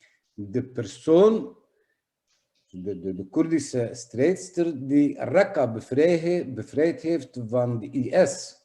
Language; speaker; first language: Dutch; non-native, fluent; Kurdish